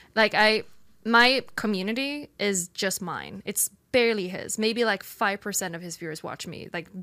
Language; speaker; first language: English; non-native, fluent; Swedish